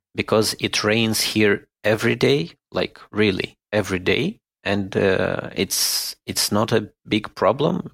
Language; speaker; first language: English; non-native, fluent; Romanian